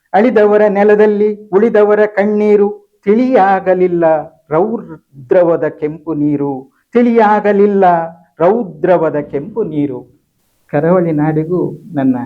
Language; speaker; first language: Kannada; native; Kannada